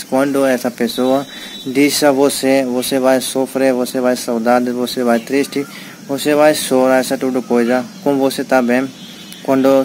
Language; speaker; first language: Portuguese; non-native, learner; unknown